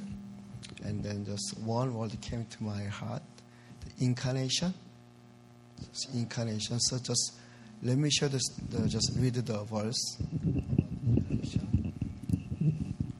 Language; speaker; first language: English; non-native, learner; Korean